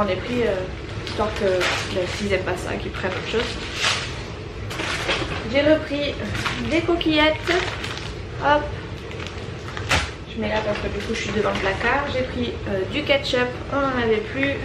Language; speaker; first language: French; native; French